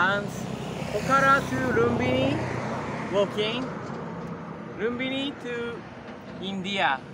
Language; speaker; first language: English; non-native, learner; Japanese